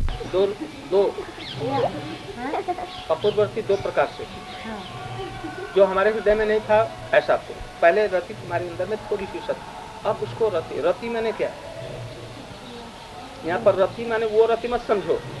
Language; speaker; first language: Hindi; native; Hindi